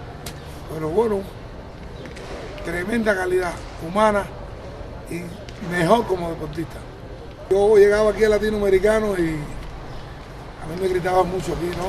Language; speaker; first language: Spanish; native; Spanish